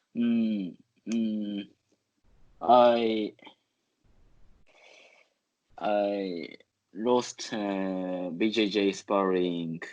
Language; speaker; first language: English; non-native, learner; Japanese